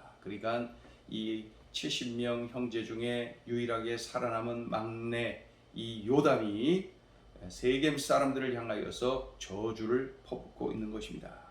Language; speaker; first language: Korean; native; Korean